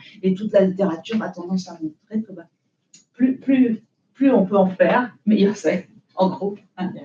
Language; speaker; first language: French; native; French